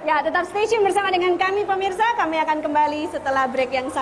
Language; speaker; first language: Indonesian; native; Indonesian